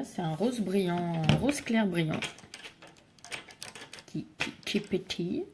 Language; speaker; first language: French; native; French